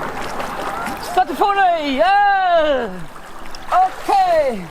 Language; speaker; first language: English; non-native, learner; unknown